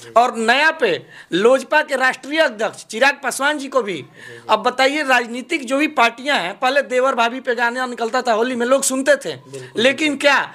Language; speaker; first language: Hindi; native; Hindi